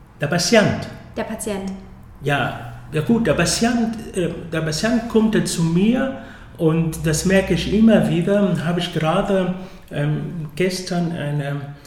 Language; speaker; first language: German; non-native, fluent; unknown